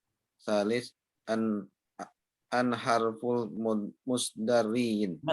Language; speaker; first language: Arabic; non-native, learner; Indonesian